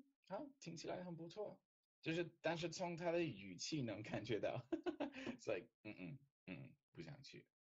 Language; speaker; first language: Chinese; non-native, fluent; English